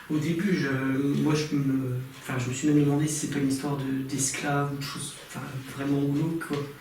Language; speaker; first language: French; native; French